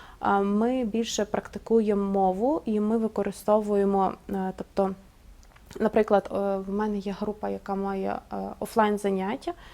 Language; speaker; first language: Ukrainian; native; Ukrainian